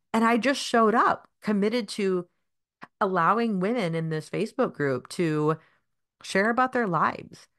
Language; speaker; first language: English; native; English